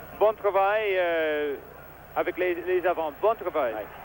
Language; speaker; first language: French; non-native, fluent; English